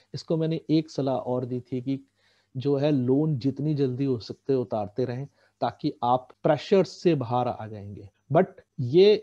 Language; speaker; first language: Hindi; native; Hindi